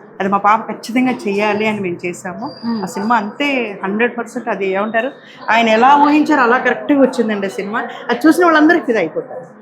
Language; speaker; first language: Telugu; native; Telugu